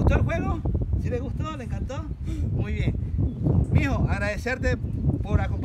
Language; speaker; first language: Spanish; native; Spanish